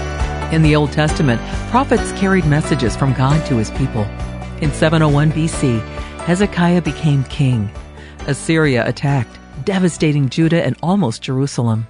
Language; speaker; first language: English; native; English